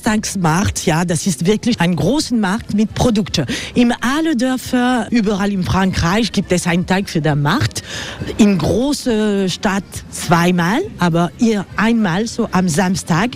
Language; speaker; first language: German; non-native, learner; French